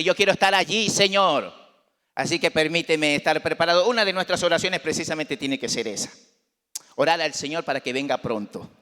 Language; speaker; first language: Spanish; native; Spanish